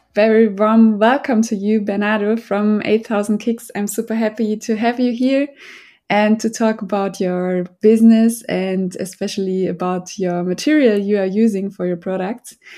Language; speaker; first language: English; non-native, fluent; German